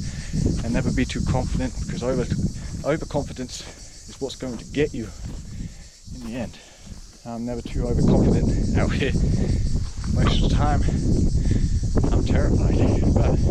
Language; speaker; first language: English; native; English